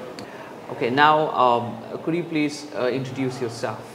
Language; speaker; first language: English; non-native, fluent; Bangla